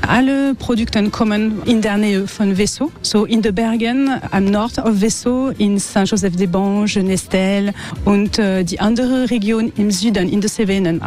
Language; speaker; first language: German; non-native, learner; French